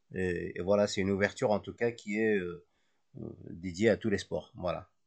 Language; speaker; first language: French; native; French